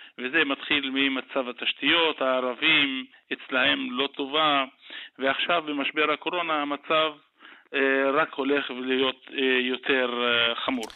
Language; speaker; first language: Hebrew; non-native, local second language; Arabic